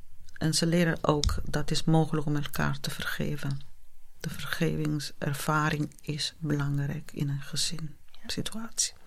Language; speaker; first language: Dutch; non-native, fluent; Italian